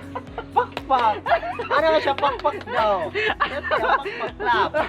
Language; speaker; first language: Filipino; non-native, local second language; Cebuano